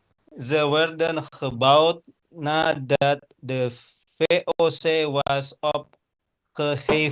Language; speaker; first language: Dutch; non-native, learner; Indonesian